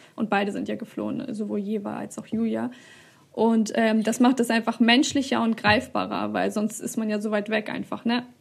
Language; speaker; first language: German; early bilingual, other home language; Russian